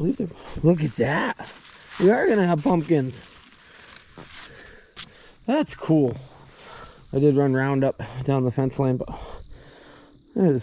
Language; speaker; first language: English; native; English